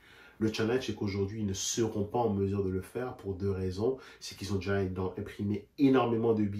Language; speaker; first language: French; native; French